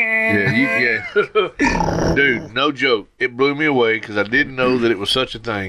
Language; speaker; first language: English; native; English